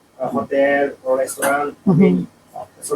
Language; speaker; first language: English; non-native, learner; Japanese